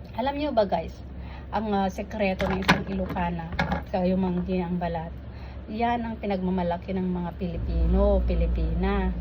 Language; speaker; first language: Filipino; non-native, local second language; Iloko